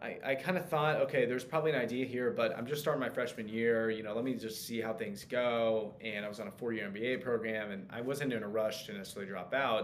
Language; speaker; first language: English; native; English